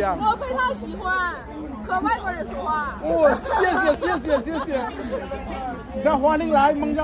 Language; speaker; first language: Chinese; non-native, learner; Bangla